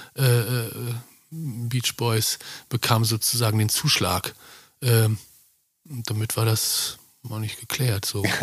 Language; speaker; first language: German; native; German